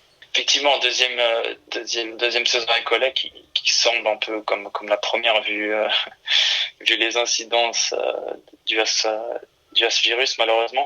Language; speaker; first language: French; early bilingual, other home language; Portuguese